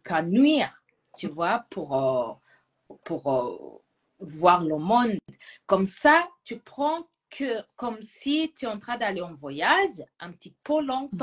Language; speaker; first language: French; non-native, fluent; Gusii